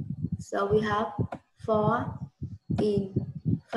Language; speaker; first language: English; non-native, learner; Vietnamese